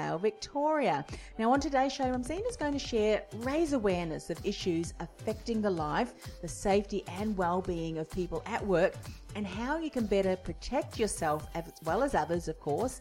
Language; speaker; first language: English; native; English